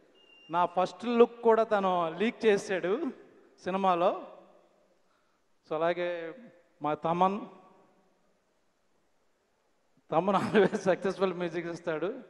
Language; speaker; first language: Telugu; native; Telugu